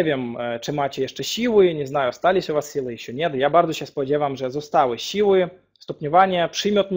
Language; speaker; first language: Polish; non-native, fluent; Russian